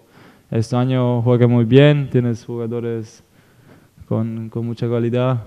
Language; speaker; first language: Spanish; non-native, fluent; Italian